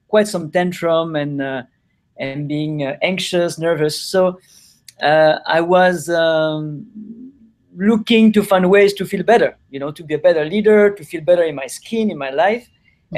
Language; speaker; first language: English; non-native, fluent; French